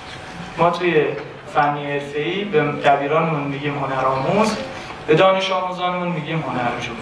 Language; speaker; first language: Persian; native; Persian